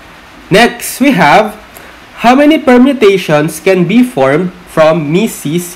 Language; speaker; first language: English; non-native, local second language; Filipino